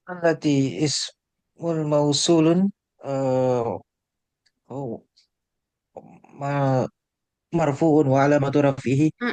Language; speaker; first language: Arabic; non-native, learner; Indonesian